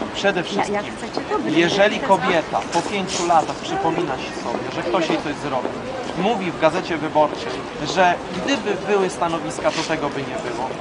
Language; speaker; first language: Polish; native; Polish